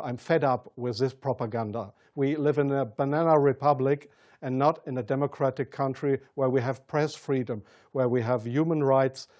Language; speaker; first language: English; non-native, fluent; German